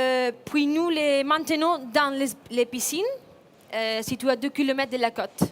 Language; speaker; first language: French; non-native, fluent; Spanish